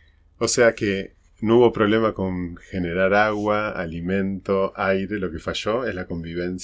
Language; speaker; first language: Spanish; native; Spanish